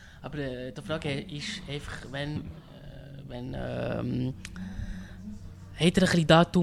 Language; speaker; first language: German; non-native, learner; French